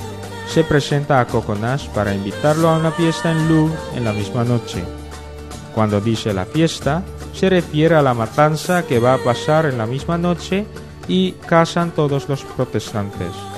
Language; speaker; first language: Spanish; non-native, fluent; Filipino